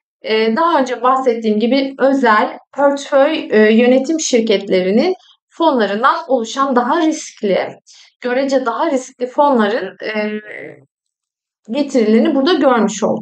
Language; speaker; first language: Turkish; native; Turkish